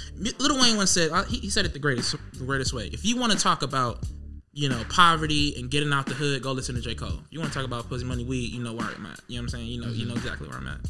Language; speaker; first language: English; native; English